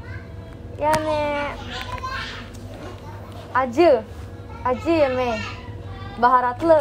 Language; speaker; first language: Turkish; non-native, learner; Indonesian